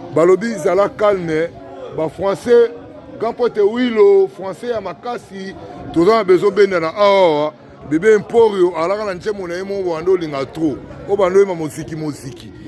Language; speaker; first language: Lingala; native; Lingala